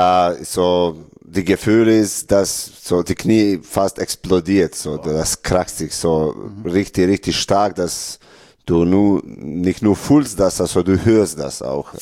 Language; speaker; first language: German; non-native, learner; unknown